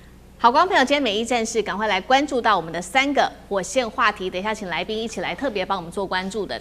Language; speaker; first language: Chinese; native; Chinese